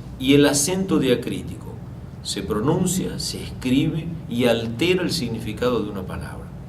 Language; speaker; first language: Spanish; non-native, fluent; Portuguese